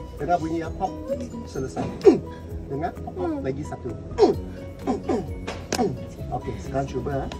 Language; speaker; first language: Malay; non-native, local second language; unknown